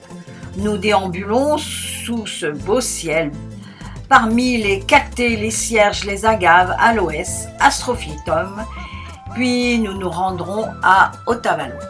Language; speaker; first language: French; native; French